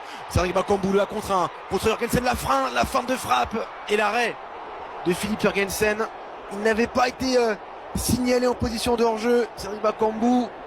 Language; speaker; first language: French; native; French